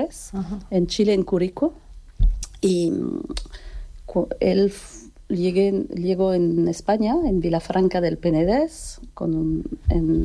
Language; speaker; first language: Spanish; non-native, fluent; French